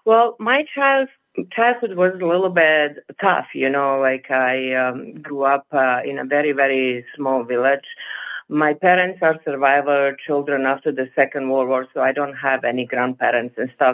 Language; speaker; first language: English; non-native, fluent; Serbian